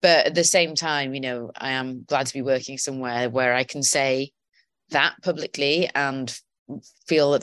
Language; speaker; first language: English; native; English